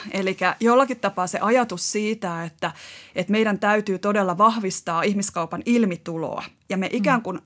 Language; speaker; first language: Finnish; native; Finnish